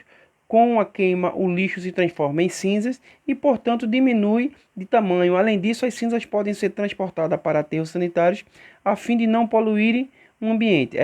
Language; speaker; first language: Portuguese; native; Portuguese